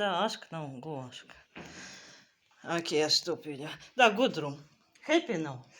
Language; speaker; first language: English; non-native, learner; Russian